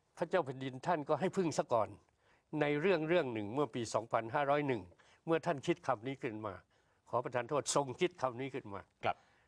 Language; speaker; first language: Thai; native; Thai